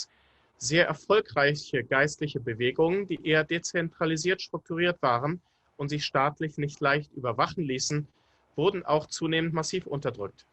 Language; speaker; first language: German; native; German